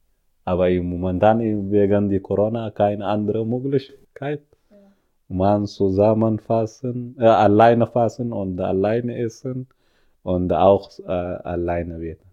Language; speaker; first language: German; non-native, learner; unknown